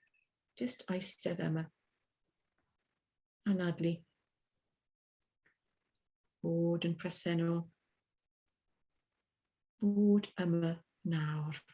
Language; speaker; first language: Welsh; non-native, learner; English